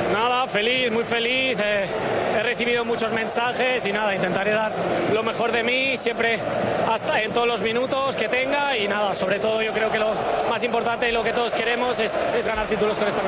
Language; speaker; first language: Spanish; native; Spanish